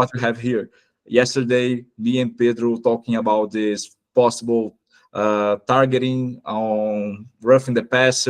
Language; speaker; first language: English; non-native, fluent; Portuguese